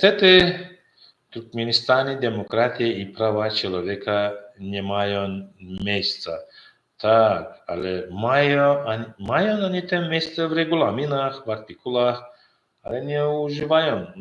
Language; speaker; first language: Polish; non-native, learner; Turkmen